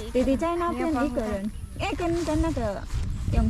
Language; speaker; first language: Chinese; non-native, fluent; Indonesian